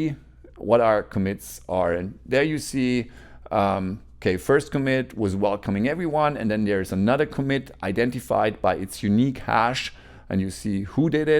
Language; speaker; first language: English; non-native, fluent; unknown